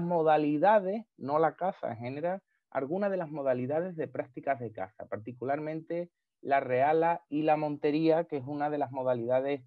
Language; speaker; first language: Spanish; native; Spanish